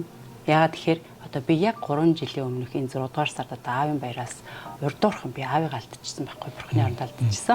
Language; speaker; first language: Mongolian; native; Mongolian